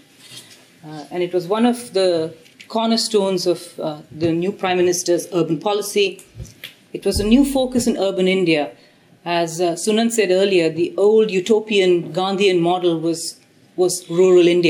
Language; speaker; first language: English; non-native, local second language; Tamil